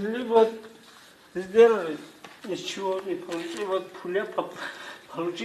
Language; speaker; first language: Russian; non-native, learner; Tajik